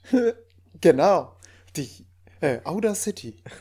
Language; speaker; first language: German; native; German